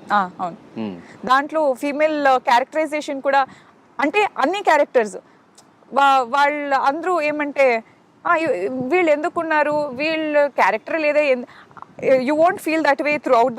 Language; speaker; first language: Telugu; non-native, fluent; Kannada